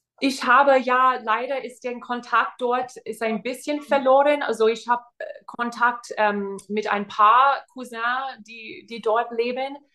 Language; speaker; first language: German; non-native, fluent; English